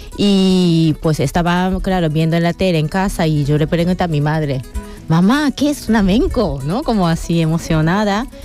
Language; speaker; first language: Spanish; non-native, fluent; Japanese